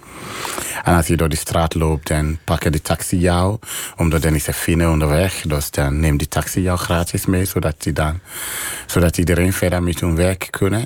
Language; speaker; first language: Dutch; non-native, fluent; English